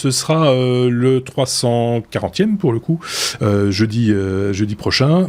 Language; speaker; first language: French; native; French